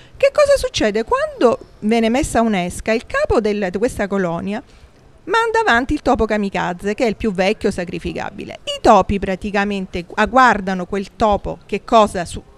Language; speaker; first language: Italian; native; Italian